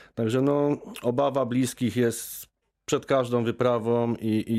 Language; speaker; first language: Polish; native; Polish